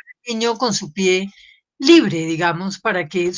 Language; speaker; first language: Spanish; native; Spanish